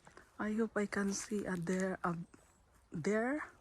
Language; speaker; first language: English; non-native, learner; Filipino